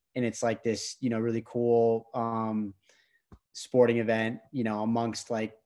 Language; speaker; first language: English; native; English